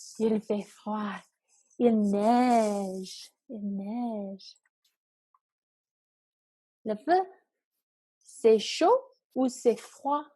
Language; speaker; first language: French; non-native, fluent; English